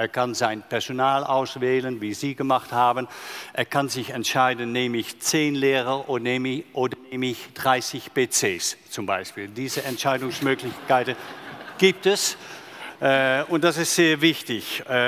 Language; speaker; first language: German; non-native, fluent; Dutch